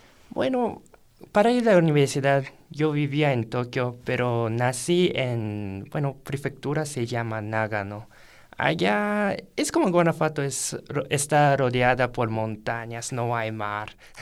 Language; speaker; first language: Spanish; non-native, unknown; Japanese